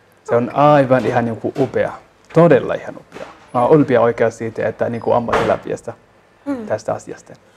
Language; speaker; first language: Finnish; non-native, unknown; Somali